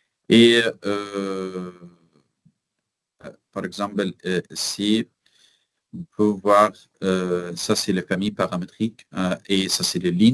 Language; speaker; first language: French; non-native, learner; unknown